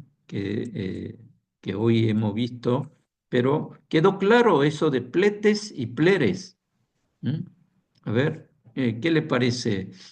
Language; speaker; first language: Spanish; non-native, fluent; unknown